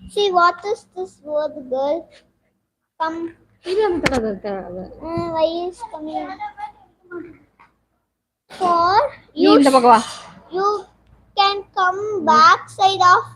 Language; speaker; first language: English; non-native, learner; Tamil